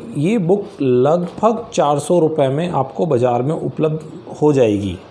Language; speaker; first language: Hindi; native; Hindi